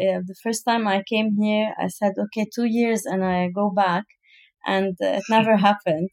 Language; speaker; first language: English; non-native, fluent; Arabic